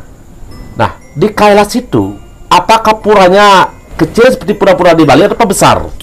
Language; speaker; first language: Indonesian; native; Indonesian